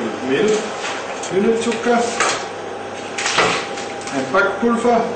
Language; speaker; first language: German; native; German